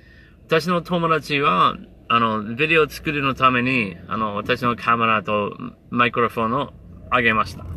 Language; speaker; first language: Japanese; non-native, learner; English